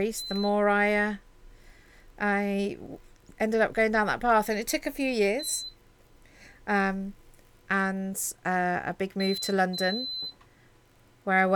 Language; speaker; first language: English; native; English